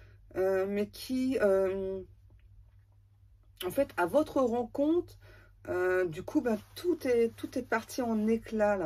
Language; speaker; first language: French; native; French